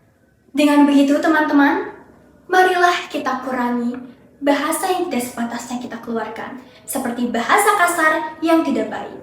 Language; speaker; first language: Indonesian; native; Indonesian